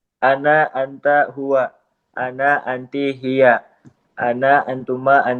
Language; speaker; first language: Arabic; non-native, learner; Indonesian